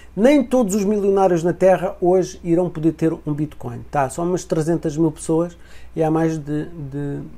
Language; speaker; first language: Portuguese; native; Portuguese